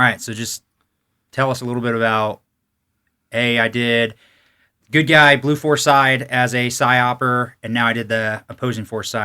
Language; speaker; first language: English; native; English